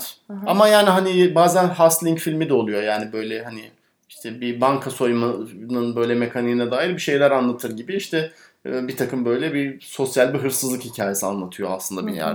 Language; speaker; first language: Turkish; native; Turkish